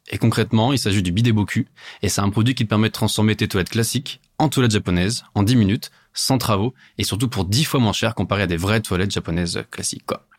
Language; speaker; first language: French; native; French